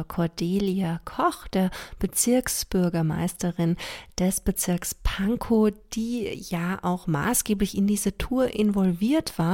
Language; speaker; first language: German; native; German